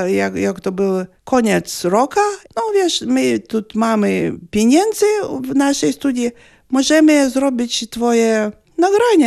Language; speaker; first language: Polish; non-native, learner; Lithuanian